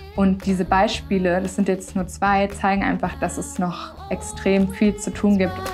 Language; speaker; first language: German; native; German